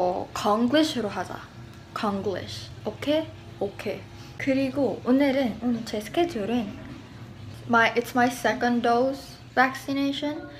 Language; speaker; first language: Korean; non-native, learner; Filipino